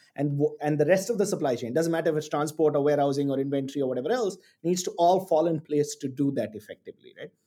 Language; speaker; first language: English; non-native, local second language; Tamil